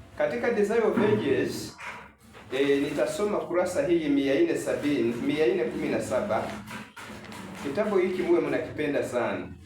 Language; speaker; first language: Swahili; non-native, local second language; Rundi